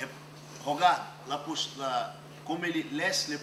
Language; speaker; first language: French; non-native, learner; Portuguese